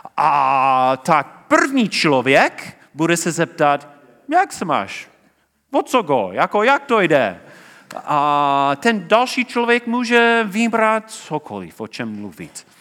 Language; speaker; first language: Czech; non-native, fluent; English